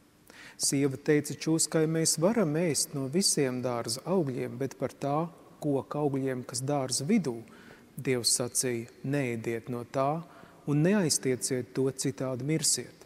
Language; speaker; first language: Latvian; native; Latvian